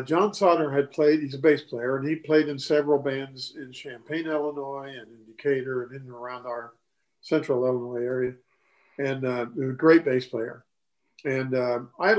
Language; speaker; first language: English; native; English